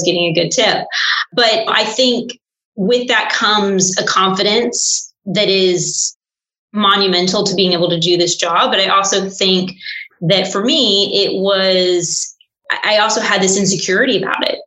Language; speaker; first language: English; native; English